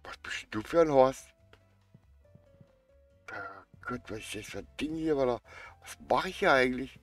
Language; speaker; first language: German; native; German